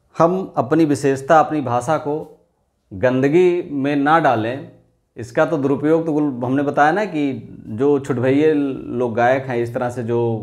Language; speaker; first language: Hindi; native; Hindi